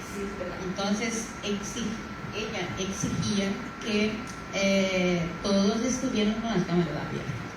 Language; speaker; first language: Spanish; non-native, fluent; Portuguese